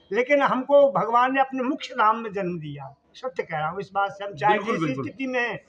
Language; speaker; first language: Hindi; non-native, local second language; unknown